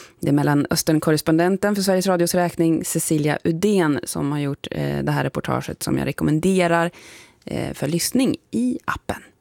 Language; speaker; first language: Swedish; native; Swedish